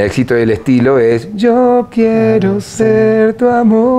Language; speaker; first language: Spanish; native; Spanish